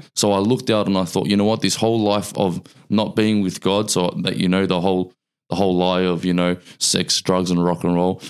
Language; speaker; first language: English; early bilingual, other home language; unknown